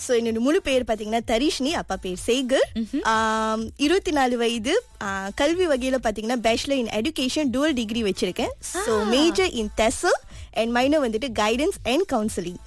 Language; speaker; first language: Tamil; native; Tamil